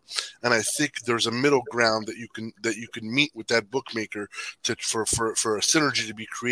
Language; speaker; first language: English; native; English